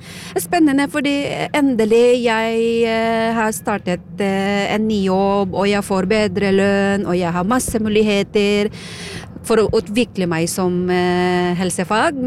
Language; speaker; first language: Norwegian; non-native, fluent; Filipino